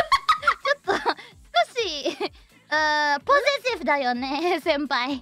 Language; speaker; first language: Japanese; non-native, fluent; Indonesian